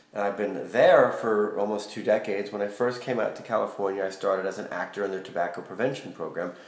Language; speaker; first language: English; native; English